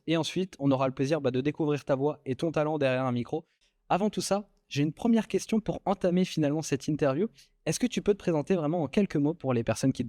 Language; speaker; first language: French; native; French